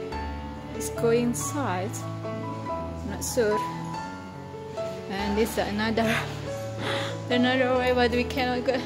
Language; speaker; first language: English; non-native, learner; Indonesian